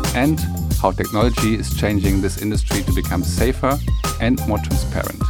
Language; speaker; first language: English; non-native, fluent; German